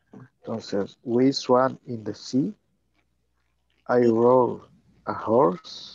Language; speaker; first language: English; non-native, learner; Spanish